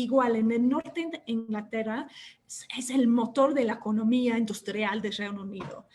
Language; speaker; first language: Spanish; non-native, fluent; English